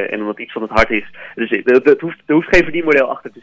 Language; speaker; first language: Dutch; native; Dutch